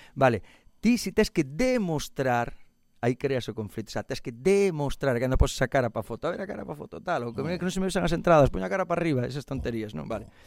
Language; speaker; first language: Galician; native; Galician